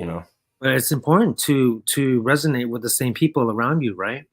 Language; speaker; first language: English; native; English